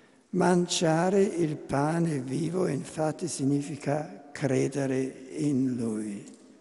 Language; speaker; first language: Italian; non-native, fluent; German